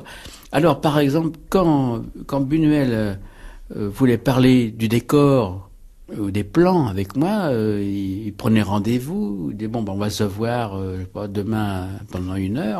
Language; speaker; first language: French; native; French